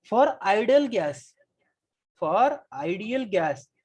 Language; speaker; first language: Hindi; non-native, local second language; Marathi